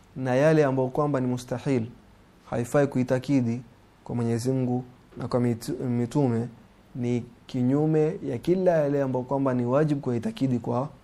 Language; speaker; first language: Swahili; native; Swahili